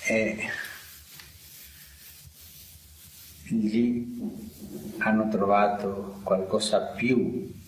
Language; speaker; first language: Italian; non-native, fluent; Spanish